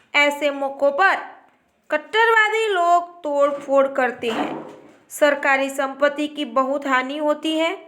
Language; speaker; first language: Hindi; non-native, local second language; Gujarati